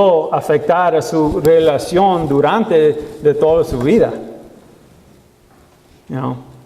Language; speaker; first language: Spanish; non-native, learner; English